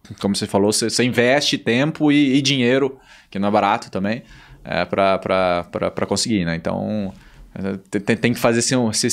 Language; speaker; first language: Portuguese; native; Portuguese